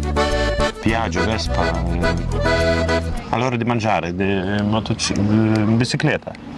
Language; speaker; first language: Italian; non-native, learner; Lithuanian